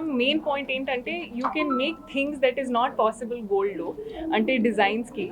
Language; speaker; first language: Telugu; non-native, learner; Hindi